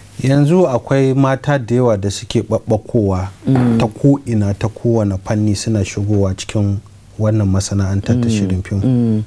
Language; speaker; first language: Hausa; native; Hausa